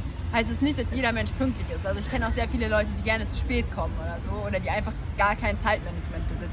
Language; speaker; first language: German; native; German